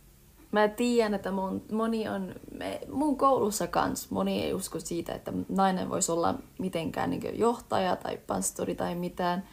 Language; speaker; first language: Finnish; early bilingual, heritage; Finnish